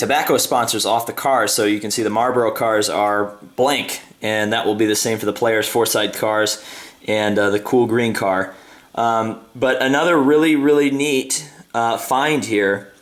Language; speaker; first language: English; native; English